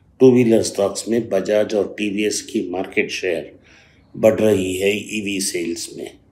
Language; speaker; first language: Hindi; non-native, local second language; Tamil